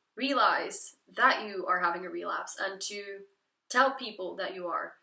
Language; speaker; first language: English; non-native, fluent; Dutch